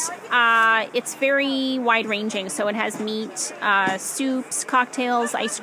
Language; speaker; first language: English; native; English